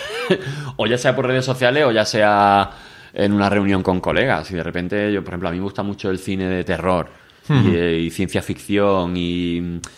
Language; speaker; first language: Spanish; native; Spanish